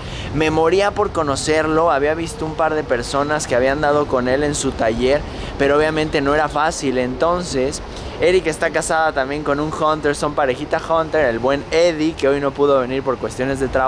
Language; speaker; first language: Spanish; native; Spanish